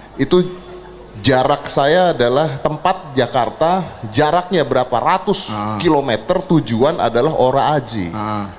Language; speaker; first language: Indonesian; native; Indonesian